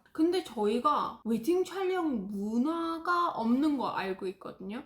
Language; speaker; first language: Korean; non-native, fluent; English